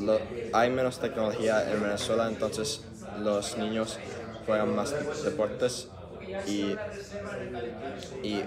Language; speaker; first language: Spanish; non-native, learner; English